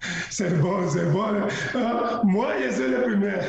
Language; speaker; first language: French; non-native, fluent; Spanish